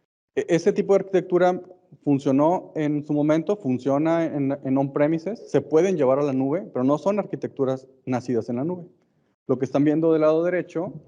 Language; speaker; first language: Spanish; native; Spanish